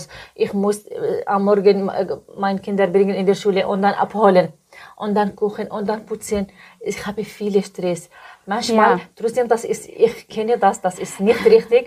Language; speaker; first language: German; non-native, learner; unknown